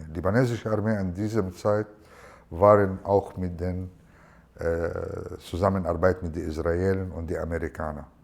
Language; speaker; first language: German; non-native, fluent; Arabic